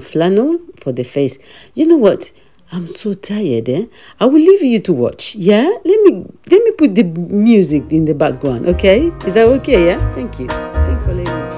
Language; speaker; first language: English; non-native, fluent; Lingala